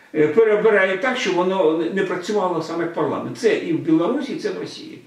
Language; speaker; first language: Ukrainian; non-native, local second language; Russian